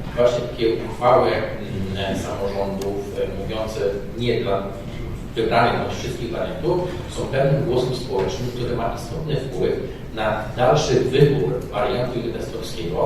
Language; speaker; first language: Polish; native; Polish